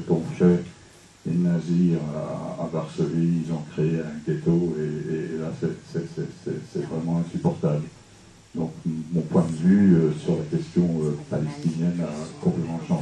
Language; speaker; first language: French; non-native, fluent; English